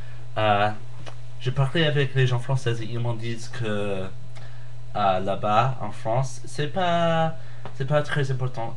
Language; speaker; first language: French; non-native, learner; English